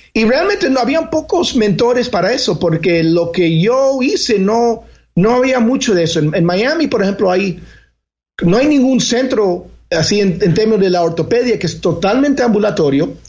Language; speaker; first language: Spanish; early bilingual, heritage; Spanish